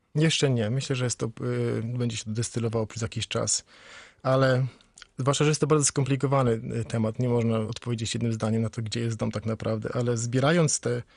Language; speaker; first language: Polish; native; Polish